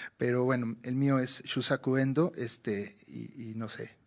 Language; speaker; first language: Spanish; native; Spanish